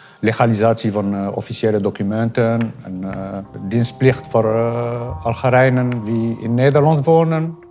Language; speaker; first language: Dutch; non-native, fluent; Arabic